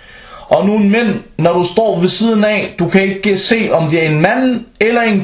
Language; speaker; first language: Danish; early bilingual, other home language; Arabic